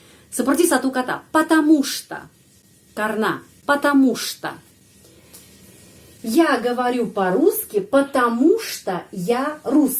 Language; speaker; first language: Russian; non-native, fluent; Indonesian